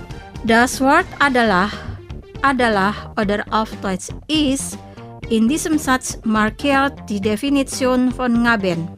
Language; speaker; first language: German; non-native, fluent; Indonesian